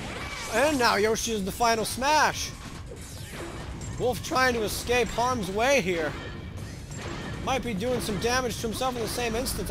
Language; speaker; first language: English; native; English